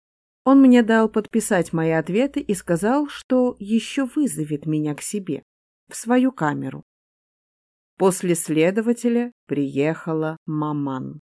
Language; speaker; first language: Russian; native; Russian